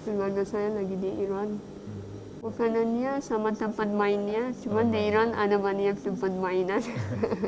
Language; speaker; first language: Indonesian; non-native, fluent; Persian